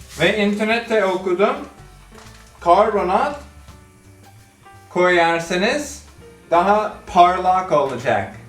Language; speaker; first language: Turkish; non-native, learner; English